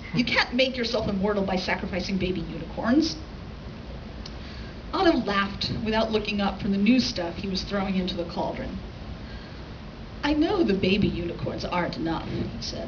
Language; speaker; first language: English; native; English